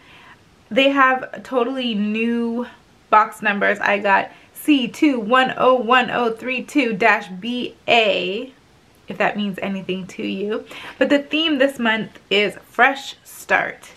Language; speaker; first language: English; native; English